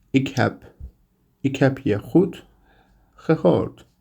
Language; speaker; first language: Dutch; non-native, learner; Turkish